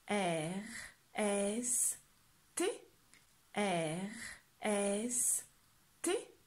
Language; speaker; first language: French; native; French